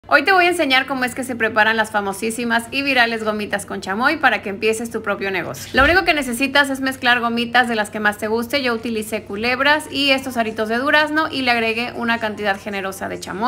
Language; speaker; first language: Spanish; native; Spanish